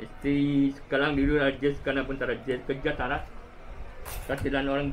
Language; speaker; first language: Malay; non-native, local second language; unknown